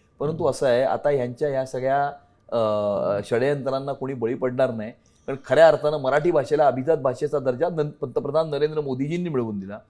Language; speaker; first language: Marathi; native; Marathi